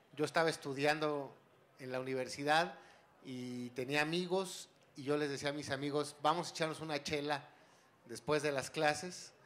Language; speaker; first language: Spanish; native; Spanish